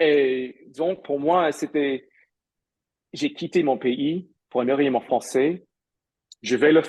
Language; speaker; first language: French; non-native, fluent; English